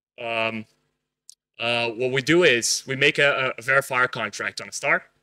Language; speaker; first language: English; non-native, fluent; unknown